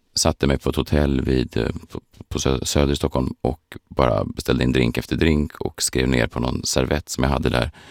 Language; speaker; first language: Swedish; early bilingual, other home language; Kurdish